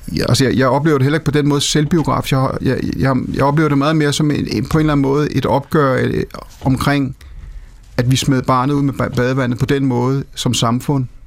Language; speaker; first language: Danish; native; Danish